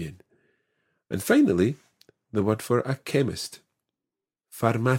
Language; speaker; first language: English; native; English